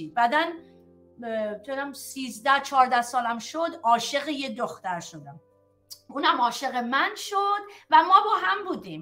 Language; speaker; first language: Persian; early bilingual, heritage; Persian